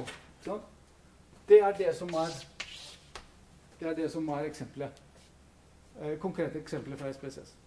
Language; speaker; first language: Norwegian; non-native, fluent; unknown